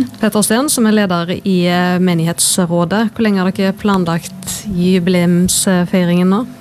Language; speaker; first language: Norwegian; native; Norwegian